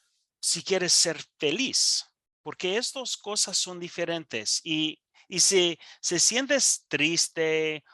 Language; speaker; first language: Spanish; non-native, learner; English